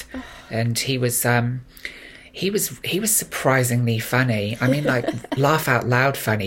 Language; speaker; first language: English; native; English